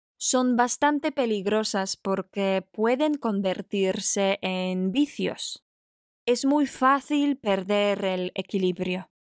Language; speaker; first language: Spanish; non-native, fluent; Polish